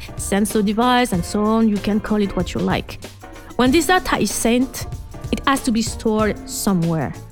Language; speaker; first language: English; non-native, fluent; French